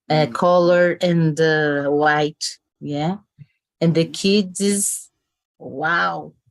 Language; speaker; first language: English; non-native, learner; Portuguese